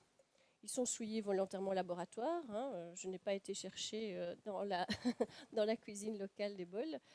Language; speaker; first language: French; native; French